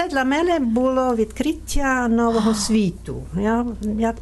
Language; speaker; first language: Ukrainian; non-native, fluent; Italian